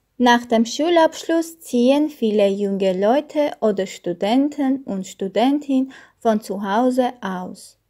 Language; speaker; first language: German; non-native, learner; Armenian